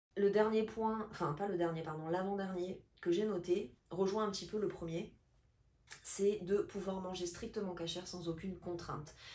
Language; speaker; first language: French; native; French